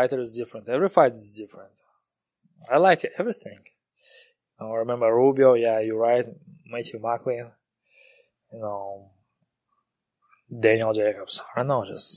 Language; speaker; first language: English; non-native, learner; Kazakh